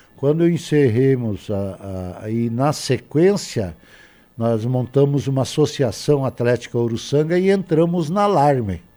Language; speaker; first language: Portuguese; native; Portuguese